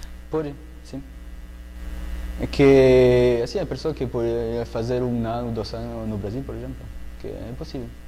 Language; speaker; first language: Portuguese; non-native, learner; French